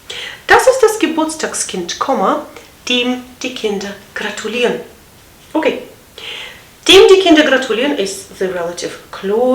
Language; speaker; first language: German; non-native, fluent; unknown